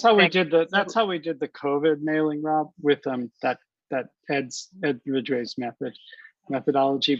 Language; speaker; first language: English; native; English